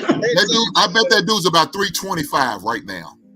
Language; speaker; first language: English; native; English